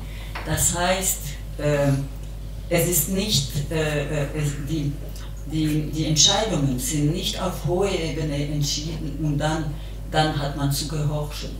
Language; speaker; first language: German; non-native, local second language; French